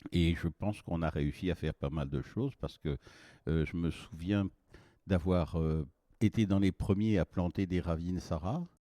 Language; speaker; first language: French; native; French